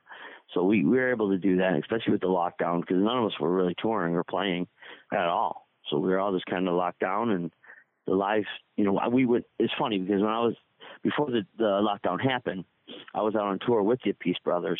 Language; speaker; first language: English; native; English